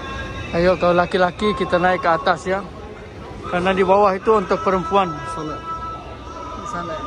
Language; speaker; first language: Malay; early bilingual, heritage; Malay